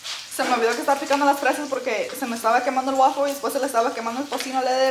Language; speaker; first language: Spanish; early bilingual, heritage; Spanish